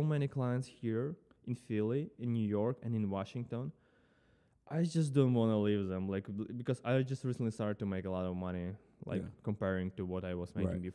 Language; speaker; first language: English; non-native, fluent; Ukrainian